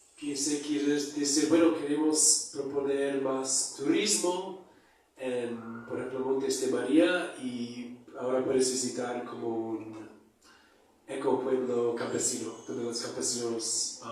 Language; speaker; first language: Spanish; non-native, fluent; English